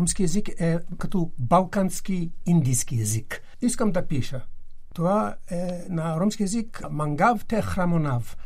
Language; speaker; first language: Bulgarian; non-native, fluent; English